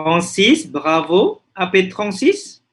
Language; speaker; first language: French; non-native, fluent; Indonesian